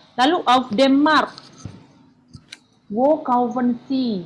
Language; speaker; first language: German; non-native, fluent; Indonesian